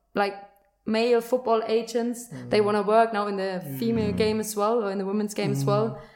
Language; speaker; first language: English; non-native, fluent; German